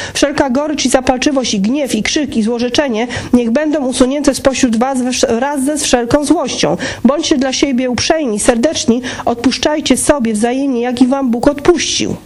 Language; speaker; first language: Polish; native; Polish